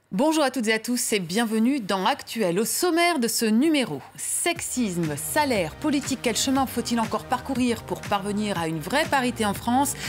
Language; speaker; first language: French; native; French